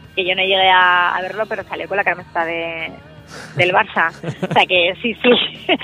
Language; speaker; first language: Spanish; native; Spanish